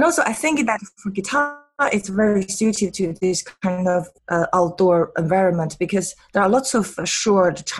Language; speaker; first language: English; non-native, fluent; Chinese